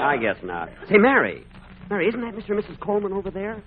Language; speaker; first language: English; native; English